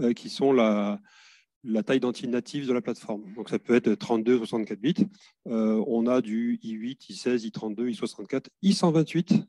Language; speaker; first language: French; native; French